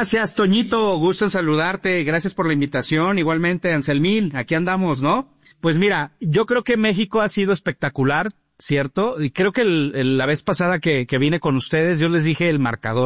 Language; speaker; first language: Spanish; native; Spanish